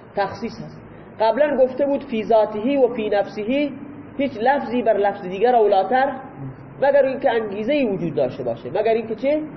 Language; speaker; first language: Persian; non-native, local second language; Baluchi